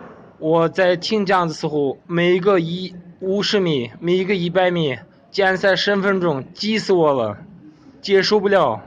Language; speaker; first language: Chinese; non-native, local second language; Kazakh